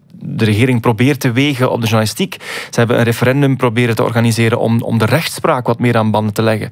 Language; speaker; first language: Dutch; native; Dutch